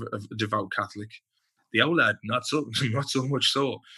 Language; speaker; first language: English; native; English